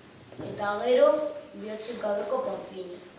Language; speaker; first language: Basque; non-native, local second language; Spanish